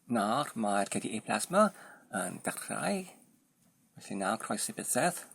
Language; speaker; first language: Welsh; non-native, learner; Polish